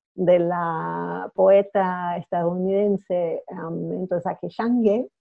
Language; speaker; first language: Spanish; non-native, fluent; English